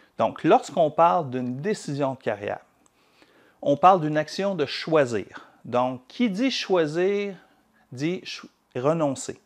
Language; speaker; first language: French; native; French